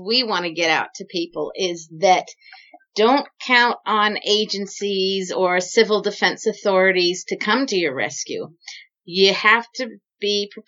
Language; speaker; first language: English; native; English